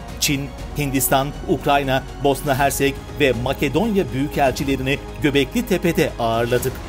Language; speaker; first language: Turkish; native; Turkish